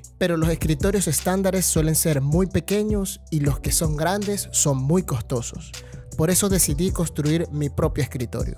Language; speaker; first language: Spanish; native; Spanish